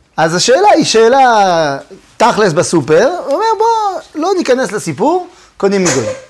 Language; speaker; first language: Hebrew; non-native, fluent; French